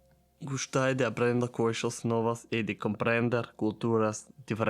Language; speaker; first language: Portuguese; non-native, learner; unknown